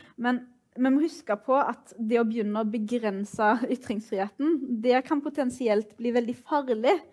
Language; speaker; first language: Norwegian; early bilingual, other home language; Arabic